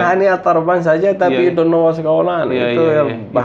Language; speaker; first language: Indonesian; non-native, fluent; Arabic